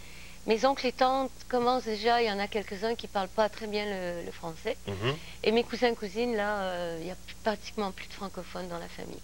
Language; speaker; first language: French; native; French